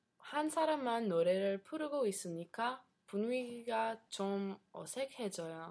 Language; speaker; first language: Korean; non-native, learner; English